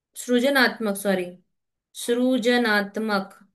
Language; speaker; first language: Hindi; non-native, local second language; Marathi